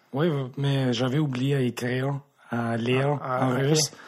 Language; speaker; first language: French; native; French